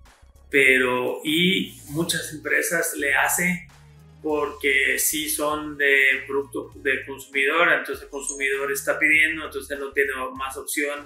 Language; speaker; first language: Spanish; non-native, fluent; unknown